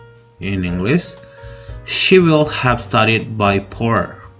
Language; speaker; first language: English; non-native, fluent; Indonesian